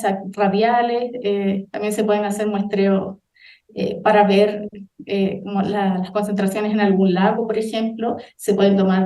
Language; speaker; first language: Spanish; native; Spanish